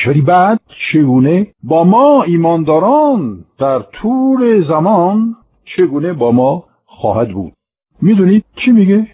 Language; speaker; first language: Persian; non-native, fluent; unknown